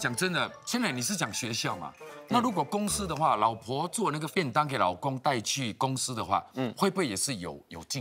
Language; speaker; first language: Chinese; native; Chinese